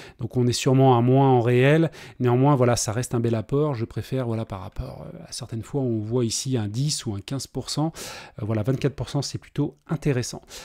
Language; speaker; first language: French; native; French